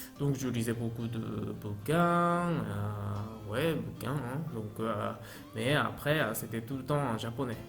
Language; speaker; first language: French; non-native, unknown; Japanese